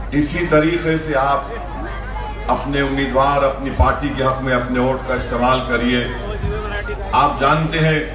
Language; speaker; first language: Urdu; native; Urdu